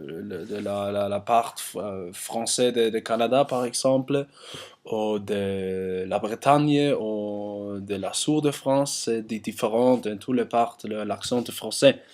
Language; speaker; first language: French; non-native, learner; German